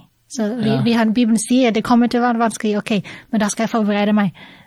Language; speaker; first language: Norwegian; non-native, fluent; English